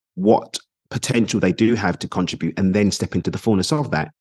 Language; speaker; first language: English; native; English